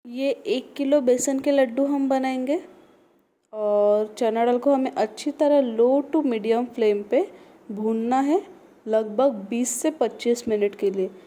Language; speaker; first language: Hindi; non-native, local second language; Marathi